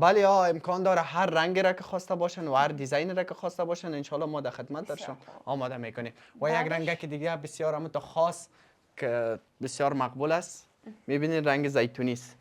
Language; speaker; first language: Persian; native; Persian